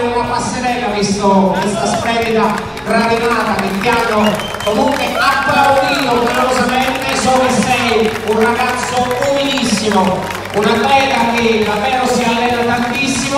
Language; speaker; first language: Italian; native; Italian